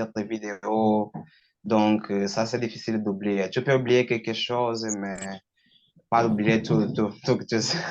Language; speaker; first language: French; non-native, learner; Portuguese